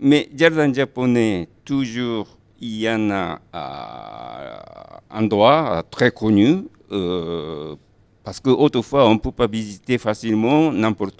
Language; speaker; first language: French; non-native, learner; Japanese